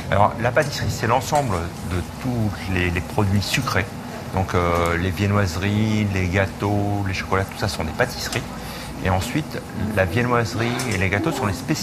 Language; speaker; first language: French; native; French